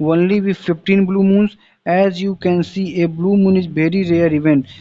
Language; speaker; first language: English; non-native, local second language; Hindi